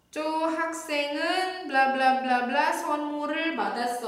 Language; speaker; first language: Korean; non-native, fluent; Indonesian